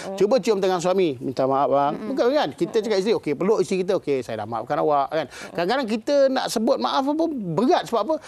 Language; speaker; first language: Malay; native; Malay